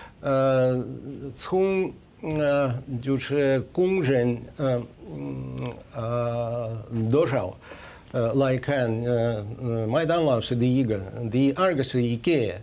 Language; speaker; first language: Chinese; non-native, fluent; Russian